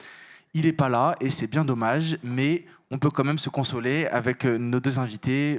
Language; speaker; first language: French; native; French